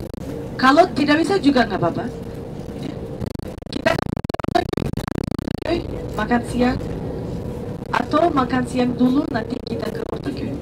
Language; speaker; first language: Indonesian; non-native, fluent; Turkish